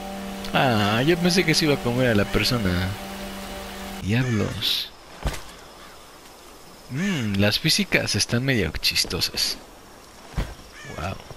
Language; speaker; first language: Spanish; native; Spanish